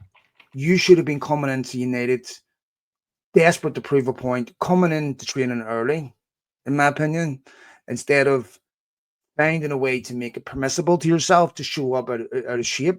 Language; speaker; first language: English; native; English